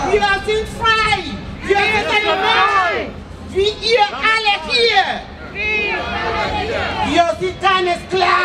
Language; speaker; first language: German; non-native, learner; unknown